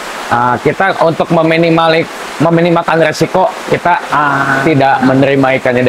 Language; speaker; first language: Indonesian; native; Indonesian